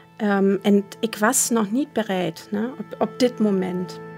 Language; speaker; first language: Dutch; non-native, fluent; German